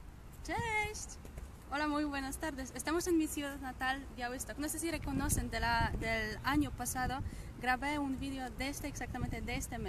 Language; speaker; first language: Spanish; non-native, fluent; Polish